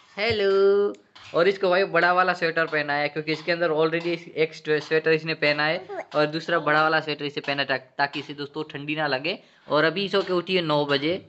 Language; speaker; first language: Hindi; non-native, local second language; Gujarati